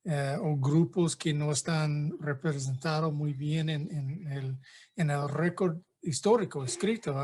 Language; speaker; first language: Spanish; non-native, fluent; English